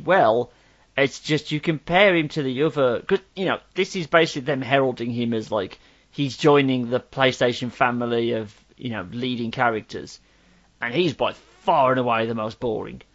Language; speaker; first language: English; native; English